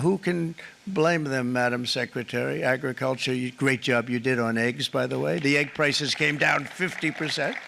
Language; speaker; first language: English; native; English